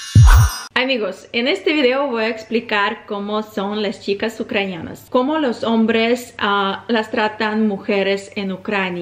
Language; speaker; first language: Spanish; non-native, fluent; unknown